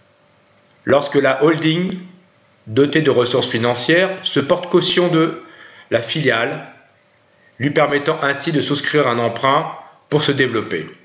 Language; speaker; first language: French; native; French